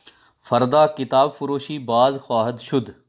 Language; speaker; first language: Persian; non-native, fluent; Urdu